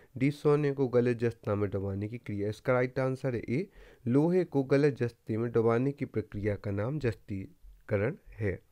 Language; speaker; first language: Hindi; native; Hindi